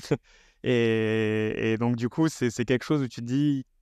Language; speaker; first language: French; native; French